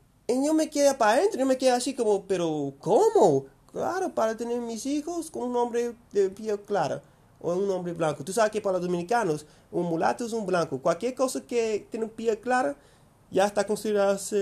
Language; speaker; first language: Spanish; non-native, fluent; English